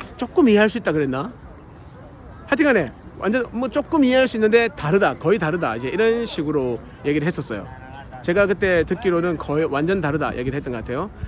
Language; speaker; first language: Korean; native; Korean